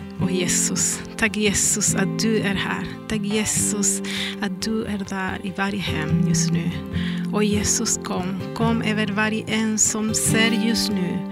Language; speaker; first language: Swedish; non-native, learner; Spanish